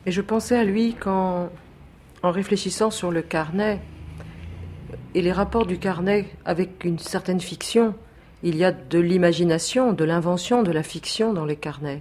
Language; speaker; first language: French; native; French